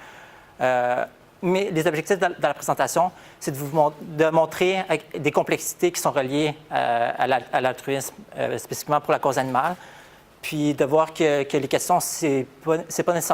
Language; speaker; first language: French; native; French